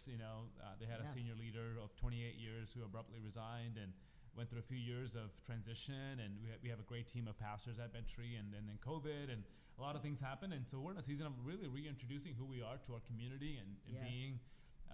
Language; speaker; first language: English; non-native, local second language; Malayalam